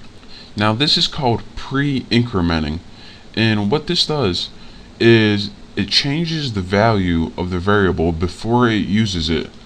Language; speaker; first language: English; native; English